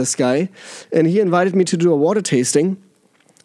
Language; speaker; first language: English; non-native, fluent; German